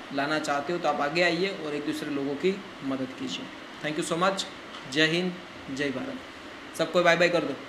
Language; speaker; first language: Hindi; non-native, local second language; Gujarati